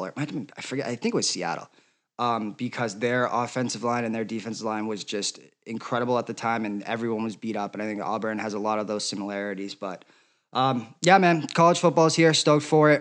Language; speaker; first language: English; native; English